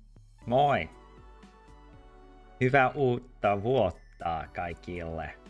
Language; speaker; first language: Finnish; non-native, learner; English